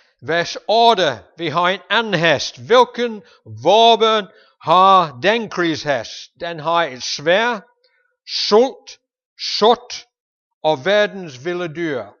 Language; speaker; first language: Danish; non-native, fluent; English